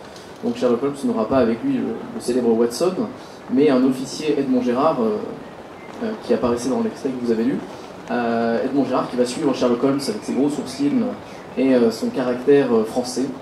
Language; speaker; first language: French; native; French